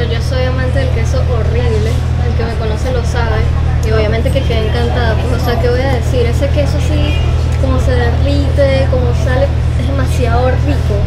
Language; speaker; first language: Spanish; native; Spanish